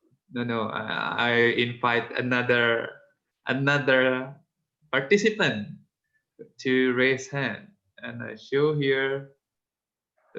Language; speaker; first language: English; non-native, fluent; Indonesian